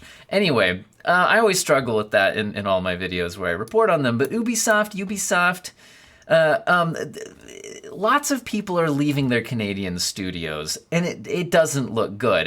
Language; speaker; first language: English; native; English